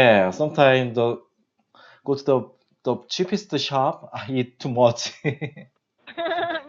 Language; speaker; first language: English; non-native, learner; Korean